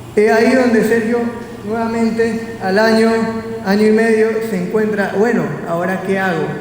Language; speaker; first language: Spanish; native; Spanish